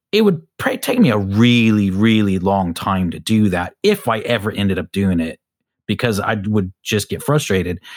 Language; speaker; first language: English; native; English